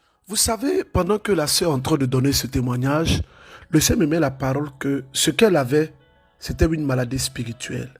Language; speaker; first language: French; native; French